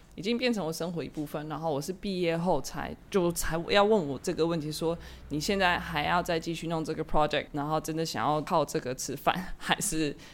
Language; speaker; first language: Chinese; non-native, fluent; German